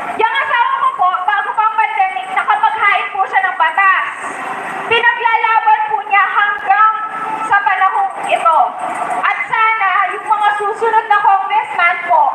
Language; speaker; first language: Filipino; native; Filipino